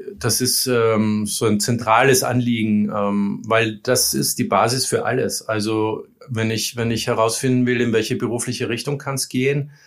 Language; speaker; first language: German; native; German